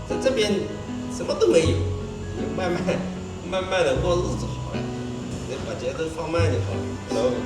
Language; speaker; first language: Chinese; native; Chinese